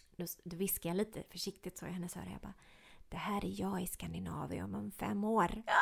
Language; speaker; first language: Swedish; early bilingual, other home language; Ukrainian